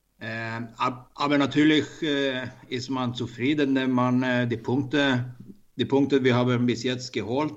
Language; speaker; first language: German; non-native, learner; Swedish